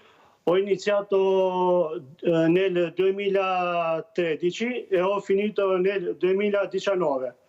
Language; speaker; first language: Italian; non-native, learner; Albanian